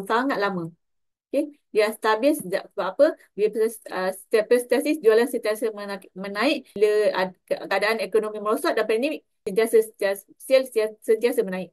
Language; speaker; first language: Malay; native; Malay